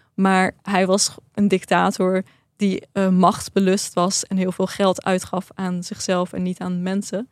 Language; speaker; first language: Dutch; early bilingual, other home language; Persian